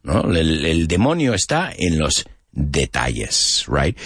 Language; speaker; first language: Spanish; non-native, fluent; English